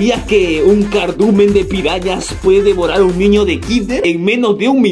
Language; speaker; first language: Spanish; native; Spanish